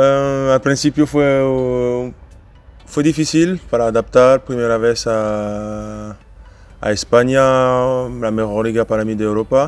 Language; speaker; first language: Spanish; non-native, learner; French